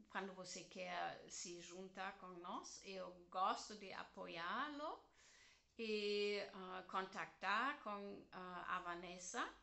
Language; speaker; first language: Portuguese; non-native, learner; German